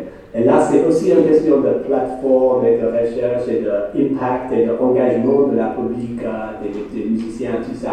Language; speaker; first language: French; non-native, fluent; English